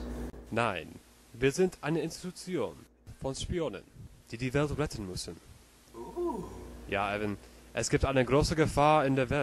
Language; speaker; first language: German; non-native, learner; English